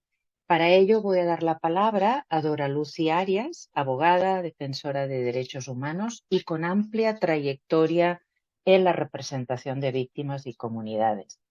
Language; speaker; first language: Spanish; native; Spanish